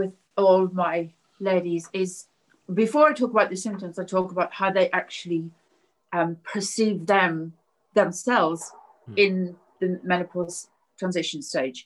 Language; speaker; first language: English; native; English